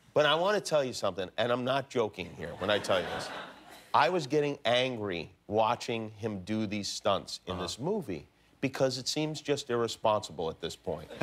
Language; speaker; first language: English; native; English